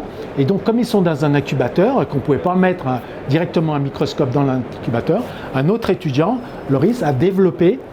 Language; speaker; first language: French; native; French